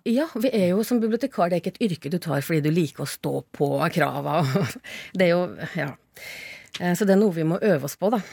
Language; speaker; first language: Norwegian; native; Norwegian